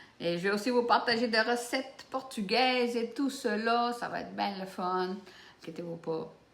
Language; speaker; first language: French; early bilingual, other home language; Portuguese